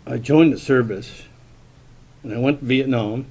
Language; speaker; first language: English; native; English